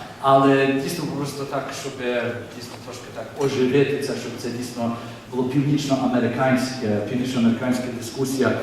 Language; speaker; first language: Ukrainian; early bilingual, heritage; Ukrainian